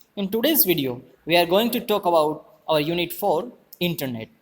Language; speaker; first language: English; non-native, local second language; Gujarati